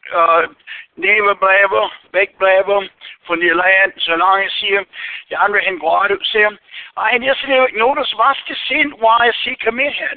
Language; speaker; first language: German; early bilingual, heritage; Pennsylvania German